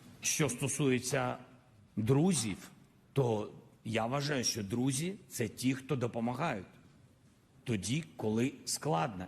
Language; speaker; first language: Ukrainian; non-native, local second language; Russian